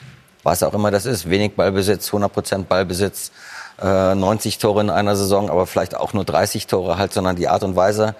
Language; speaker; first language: German; native; German